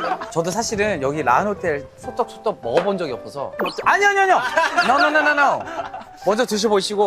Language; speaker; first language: Korean; early bilingual, other home language; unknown